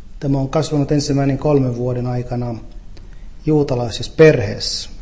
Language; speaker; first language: Finnish; non-native, fluent; Arabic